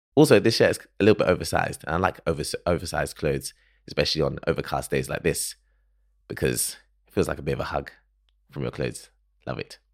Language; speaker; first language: English; early bilingual, other home language; Akan